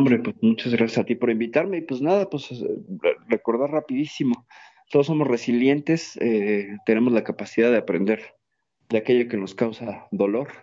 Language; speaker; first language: Spanish; native; Spanish